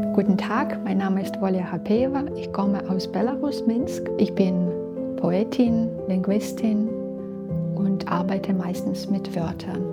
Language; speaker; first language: German; non-native, fluent; Belarusian